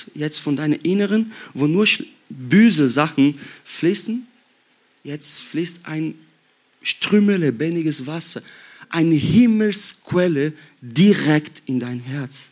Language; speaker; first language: German; non-native, fluent; Portuguese